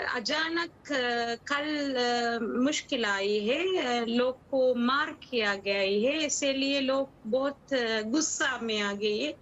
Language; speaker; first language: Hindi; non-native, learner; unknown